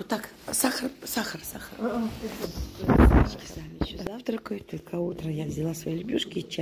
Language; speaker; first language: Russian; native; Russian